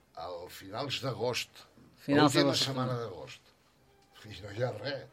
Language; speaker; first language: Catalan; native; Catalan